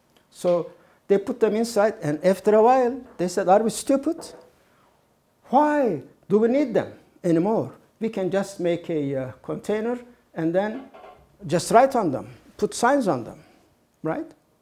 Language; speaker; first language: English; non-native, fluent; Turkish